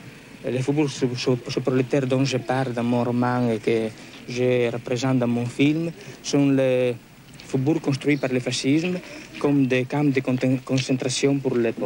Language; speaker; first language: French; non-native, fluent; Italian